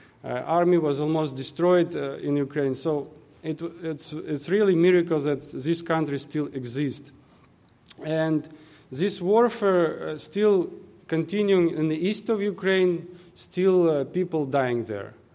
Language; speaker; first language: English; non-native, fluent; Russian